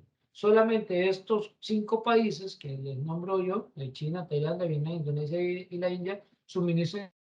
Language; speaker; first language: Spanish; native; Spanish